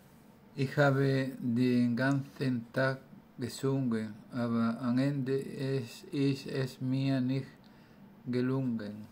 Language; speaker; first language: German; non-native, learner; Spanish